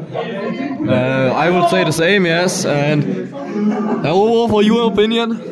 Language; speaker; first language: English; non-native, learner; German